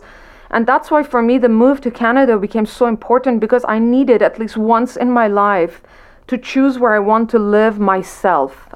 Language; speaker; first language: English; non-native, local second language; Persian